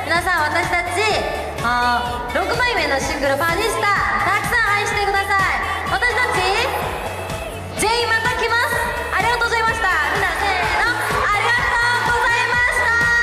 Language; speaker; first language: Japanese; non-native, learner; Korean